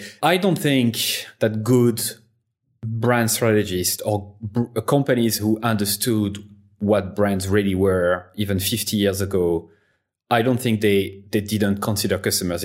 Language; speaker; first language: English; non-native, fluent; French